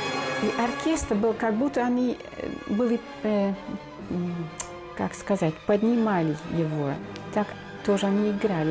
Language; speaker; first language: Russian; non-native, fluent; Dutch